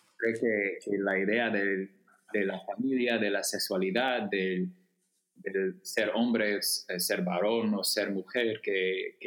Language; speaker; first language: Spanish; non-native, fluent; English